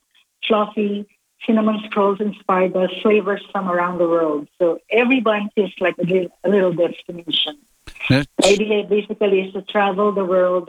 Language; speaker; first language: English; non-native, local second language; Filipino